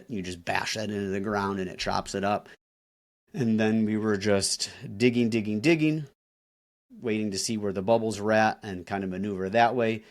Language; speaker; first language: English; native; English